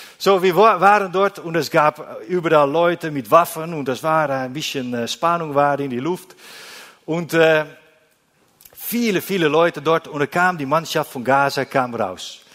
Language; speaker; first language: German; non-native, learner; Dutch